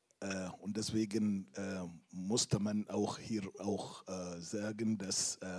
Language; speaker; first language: German; non-native, fluent; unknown